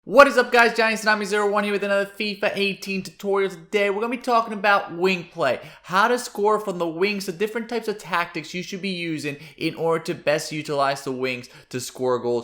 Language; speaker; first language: English; native; English